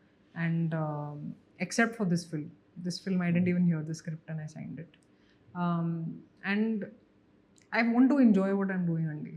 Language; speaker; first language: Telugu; non-native, fluent; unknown